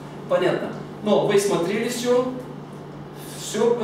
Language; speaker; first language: Russian; non-native, fluent; Bulgarian